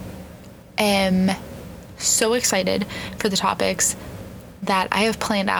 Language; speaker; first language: English; native; English